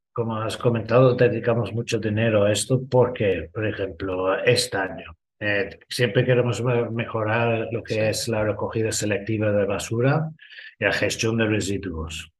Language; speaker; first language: Spanish; non-native, fluent; English